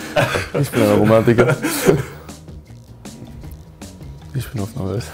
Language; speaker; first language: German; non-native, learner; Swedish